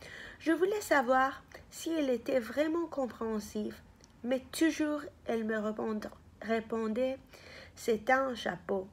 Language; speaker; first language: French; non-native, fluent; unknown